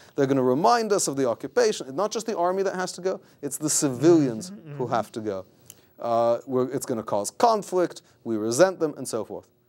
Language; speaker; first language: English; native; English